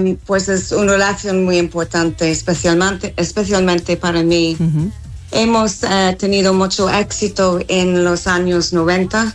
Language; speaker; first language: Spanish; non-native, fluent; English